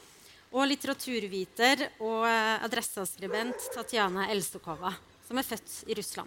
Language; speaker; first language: Norwegian; native; Norwegian